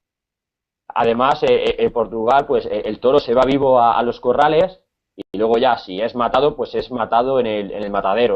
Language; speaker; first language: Spanish; native; Spanish